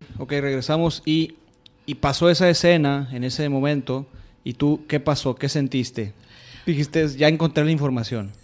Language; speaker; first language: Spanish; native; Spanish